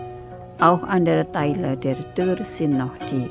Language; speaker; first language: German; non-native, fluent; Indonesian